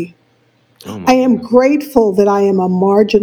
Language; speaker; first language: English; native; English